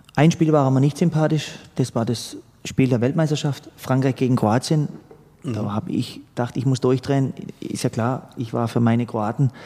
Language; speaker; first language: German; early bilingual, other home language; Croatian